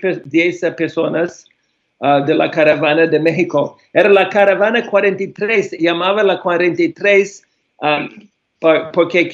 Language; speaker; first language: Spanish; non-native, fluent; English